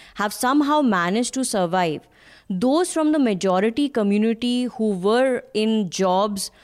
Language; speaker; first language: English; non-native, local second language; Hindi